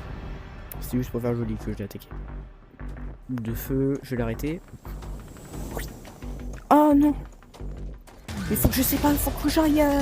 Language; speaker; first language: French; native; French